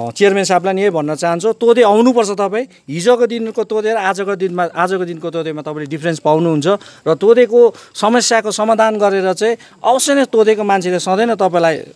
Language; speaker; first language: Nepali; native; Nepali